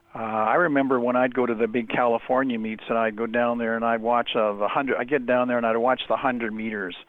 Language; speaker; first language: English; native; English